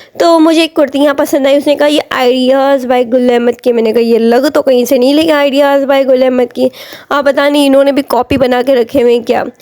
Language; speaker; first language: Urdu; native; Urdu